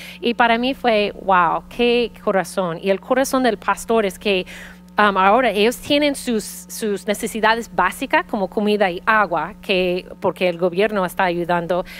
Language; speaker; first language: Spanish; early bilingual, heritage; Spanish